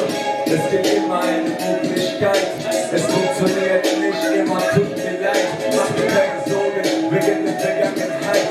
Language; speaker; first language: German; non-native, fluent; Persian